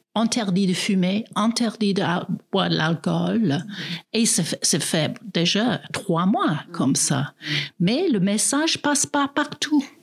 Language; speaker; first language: French; non-native, fluent; English